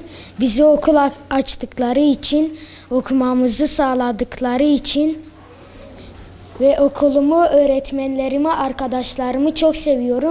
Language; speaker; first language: Turkish; early bilingual, other home language; Arabic